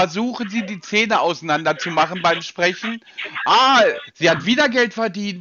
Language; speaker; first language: German; native; German